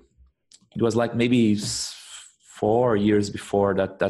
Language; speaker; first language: English; non-native, fluent; Portuguese